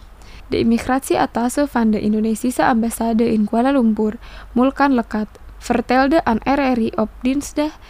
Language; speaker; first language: Dutch; non-native, fluent; Indonesian